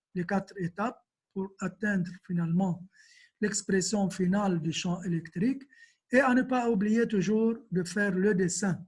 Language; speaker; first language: French; non-native, local second language; Arabic